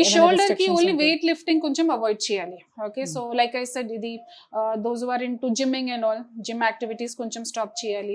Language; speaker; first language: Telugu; non-native, fluent; Hindi